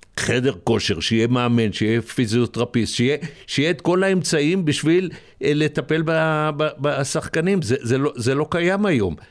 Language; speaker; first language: Hebrew; native; Hebrew